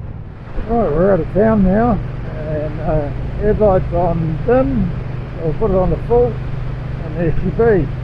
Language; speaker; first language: English; native; English